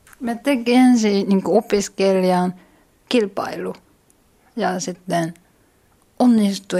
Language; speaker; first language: Finnish; non-native, learner; Korean